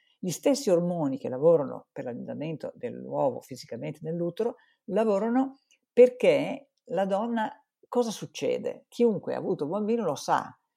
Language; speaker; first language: Italian; native; Italian